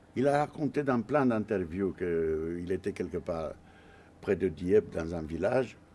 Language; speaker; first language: French; non-native, fluent; Romanian